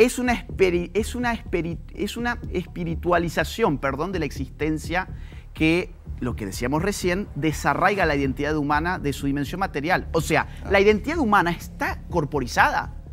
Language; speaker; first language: Spanish; native; Spanish